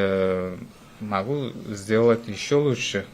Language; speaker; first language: Russian; non-native, fluent; Uzbek